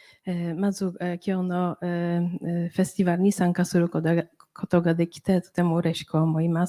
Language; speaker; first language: Japanese; non-native, fluent; Polish